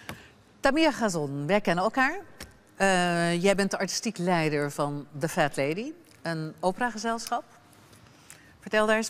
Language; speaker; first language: Dutch; native; Dutch